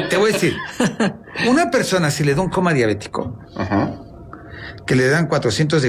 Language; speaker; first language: Spanish; native; Spanish